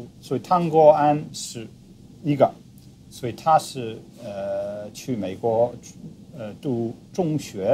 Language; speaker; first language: Chinese; non-native, fluent; English